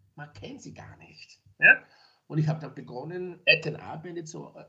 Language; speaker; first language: German; non-native, fluent; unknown